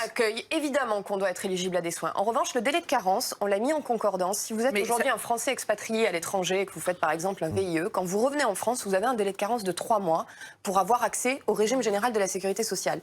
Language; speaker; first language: French; native; French